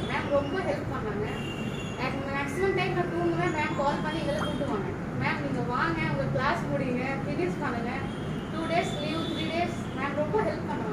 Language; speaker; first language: Tamil; non-native, learner; Bangla